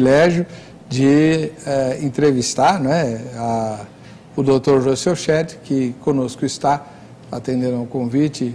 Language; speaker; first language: Portuguese; native; Portuguese